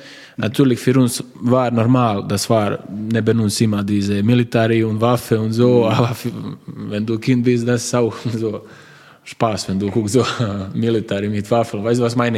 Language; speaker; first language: German; non-native, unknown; Croatian